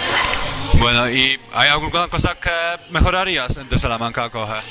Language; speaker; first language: Spanish; native; Spanish